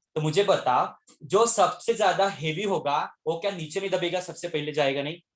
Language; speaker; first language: Hindi; non-native, local second language; Marathi